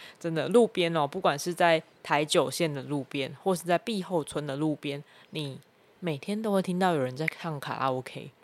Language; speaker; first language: Chinese; native; Chinese